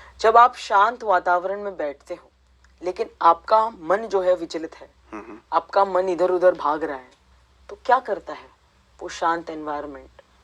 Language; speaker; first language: Hindi; native; Hindi